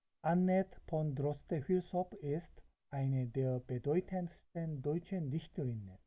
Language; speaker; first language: German; non-native, fluent; Korean